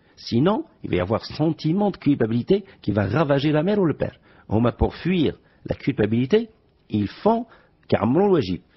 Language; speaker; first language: French; non-native, local second language; Arabic